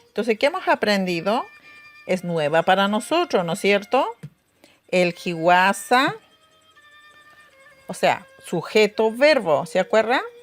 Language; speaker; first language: Spanish; non-native, local second language; Aymara